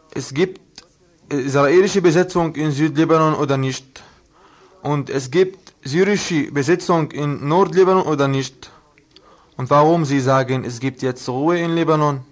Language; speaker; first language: German; non-native, learner; Arabic